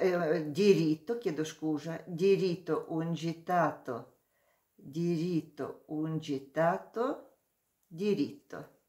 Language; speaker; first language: Italian; non-native, learner; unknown